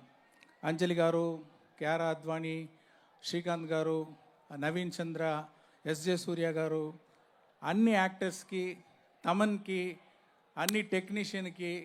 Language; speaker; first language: Telugu; non-native, learner; Tamil